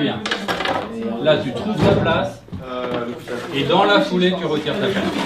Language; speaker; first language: French; native; French